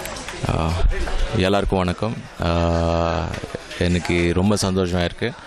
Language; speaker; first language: Tamil; non-native, learner; Telugu